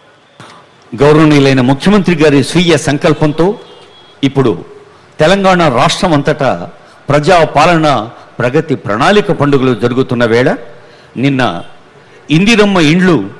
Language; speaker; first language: Telugu; native; Telugu